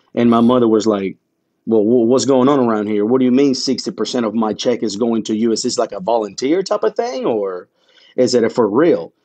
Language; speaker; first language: English; early bilingual, other home language; Spanish